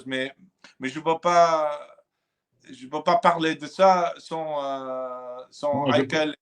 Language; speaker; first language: French; non-native, fluent; English